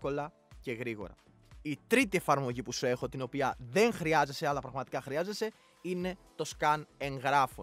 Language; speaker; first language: Greek; native; Greek